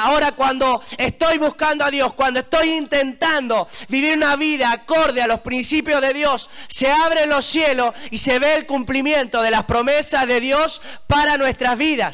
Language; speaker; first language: Spanish; native; Spanish